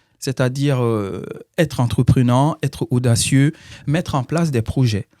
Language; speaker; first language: French; non-native, local second language; Bambara